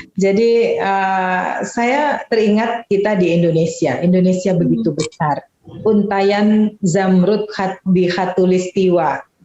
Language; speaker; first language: Indonesian; native; Indonesian